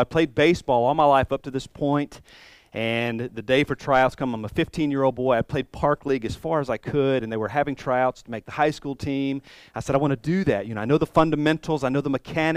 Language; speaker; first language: English; native; English